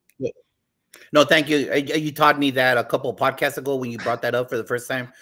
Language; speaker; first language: English; early bilingual, other home language; Spanish